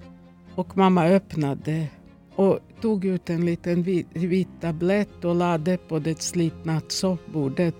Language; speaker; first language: Swedish; non-native, fluent; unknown